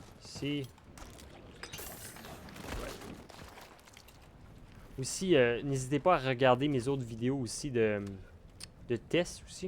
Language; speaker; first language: French; native; French